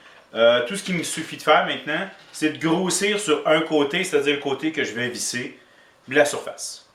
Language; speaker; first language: French; native; French